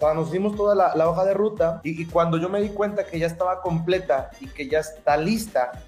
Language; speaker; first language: Spanish; native; Spanish